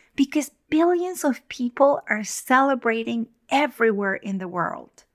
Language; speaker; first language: English; non-native, fluent; Spanish